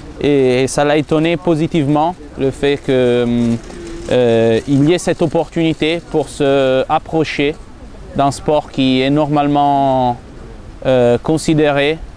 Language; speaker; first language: French; non-native, fluent; Italian